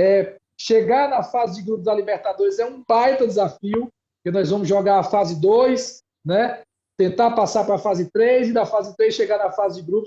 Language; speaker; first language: Portuguese; native; Portuguese